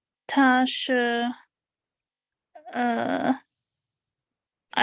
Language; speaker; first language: Chinese; non-native, learner; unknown